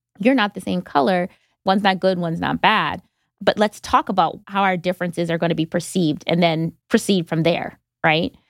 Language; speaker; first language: English; native; English